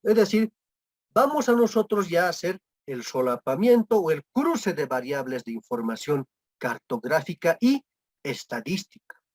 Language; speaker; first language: Spanish; native; Spanish